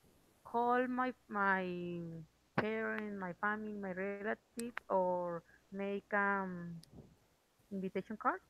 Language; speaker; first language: English; non-native, learner; Spanish